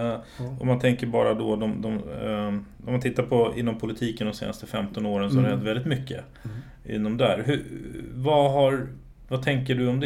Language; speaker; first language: Swedish; native; Swedish